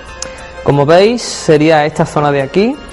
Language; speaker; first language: Spanish; native; Spanish